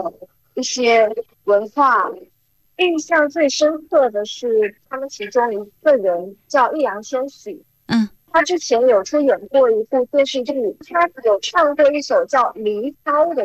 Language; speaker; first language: Chinese; early bilingual, heritage; Chinese